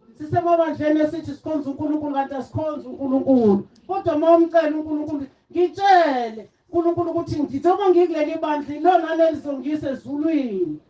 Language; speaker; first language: Zulu; native; Zulu